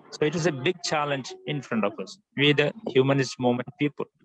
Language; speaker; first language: English; non-native, local second language; Malayalam